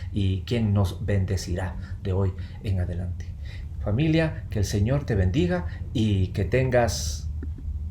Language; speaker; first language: Spanish; native; Spanish